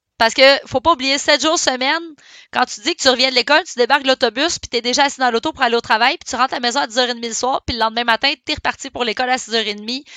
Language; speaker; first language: French; native; French